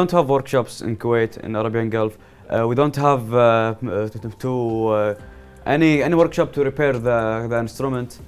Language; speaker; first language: English; non-native, learner; Arabic